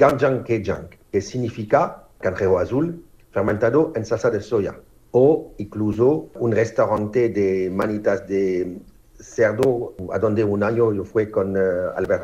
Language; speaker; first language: Spanish; non-native, learner; French